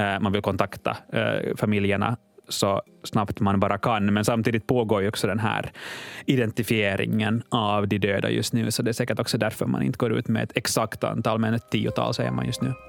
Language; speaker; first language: Swedish; native; Swedish